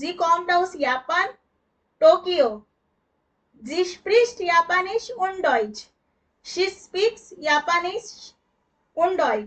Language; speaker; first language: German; non-native, fluent; Hindi